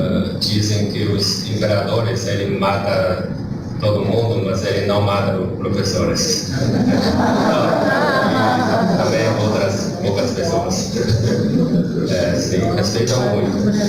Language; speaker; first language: Portuguese; non-native, learner; Chinese